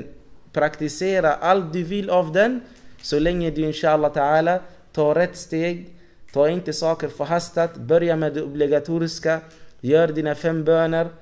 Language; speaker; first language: Swedish; non-native, fluent; Arabic